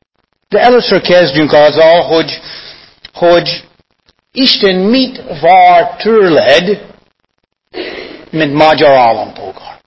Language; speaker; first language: Hungarian; non-native, fluent; English